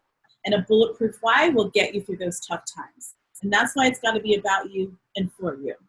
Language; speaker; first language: English; native; English